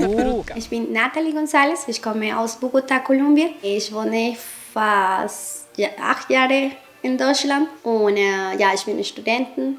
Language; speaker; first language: German; non-native, fluent; Spanish